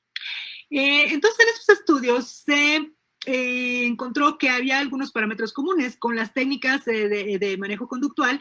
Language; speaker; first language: Spanish; native; Spanish